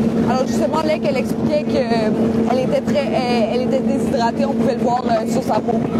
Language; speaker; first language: French; native; French